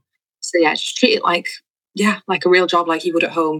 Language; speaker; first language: English; native; English